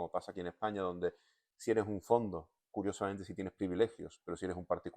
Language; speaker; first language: Spanish; native; Spanish